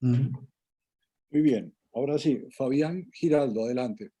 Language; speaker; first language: Spanish; native; Spanish